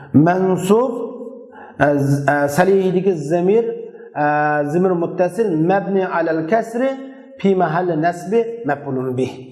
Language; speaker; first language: Arabic; non-native, fluent; Uzbek